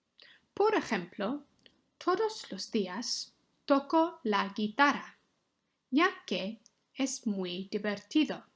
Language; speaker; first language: Spanish; non-native, fluent; English